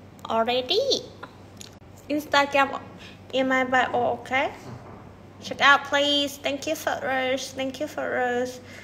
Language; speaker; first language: English; non-native, learner; Thai